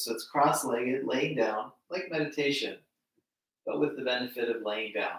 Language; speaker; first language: English; native; English